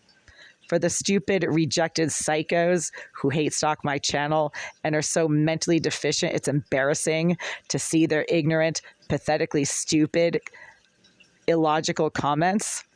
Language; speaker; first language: English; native; English